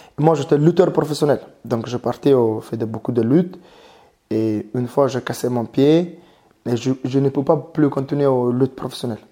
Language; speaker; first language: French; non-native, learner; Mongolian